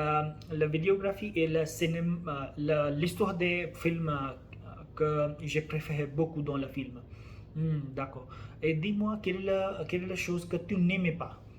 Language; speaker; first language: French; non-native, learner; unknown